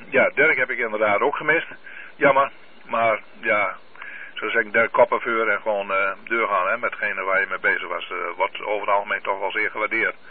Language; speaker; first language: Dutch; native; Dutch